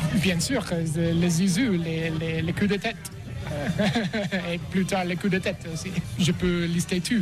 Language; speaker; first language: French; non-native, learner; English